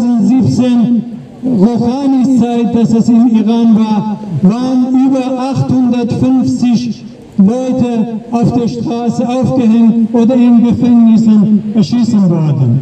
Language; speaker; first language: German; non-native, learner; Persian